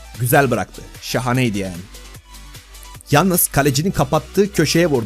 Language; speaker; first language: Turkish; native; Turkish